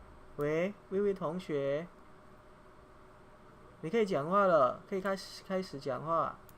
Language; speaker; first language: Chinese; non-native, fluent; Indonesian